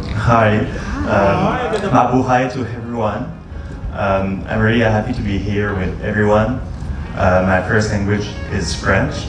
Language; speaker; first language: English; non-native, local second language; French